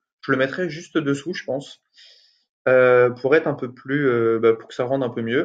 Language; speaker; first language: French; native; French